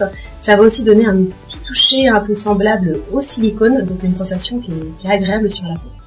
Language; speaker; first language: French; native; French